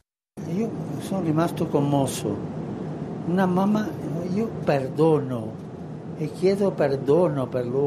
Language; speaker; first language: Italian; non-native, fluent; Spanish